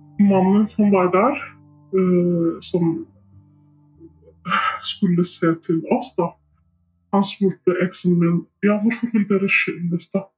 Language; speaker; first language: Norwegian; non-native, fluent; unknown